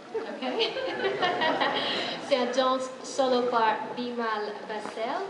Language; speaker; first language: French; non-native, fluent; Nepali